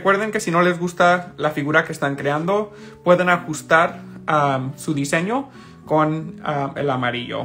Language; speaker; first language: Spanish; early bilingual, heritage; Spanish